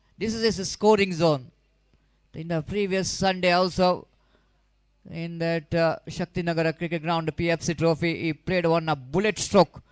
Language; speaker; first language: English; non-native, local second language; Kannada